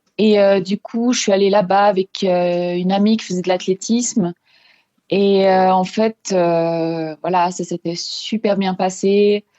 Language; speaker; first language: French; non-native, local second language; Swiss German